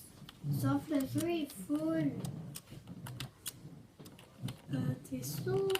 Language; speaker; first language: French; native; French